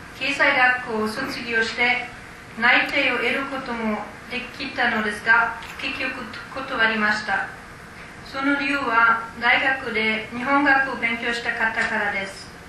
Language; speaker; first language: Japanese; non-native, fluent; German